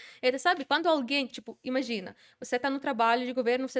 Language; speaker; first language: Portuguese; non-native, fluent; Ukrainian